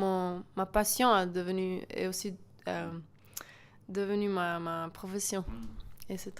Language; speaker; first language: French; non-native, local second language; German